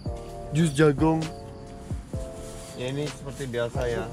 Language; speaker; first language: Indonesian; native; Indonesian